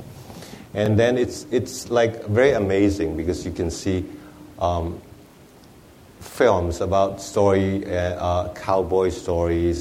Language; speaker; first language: English; non-native, local second language; Wu Chinese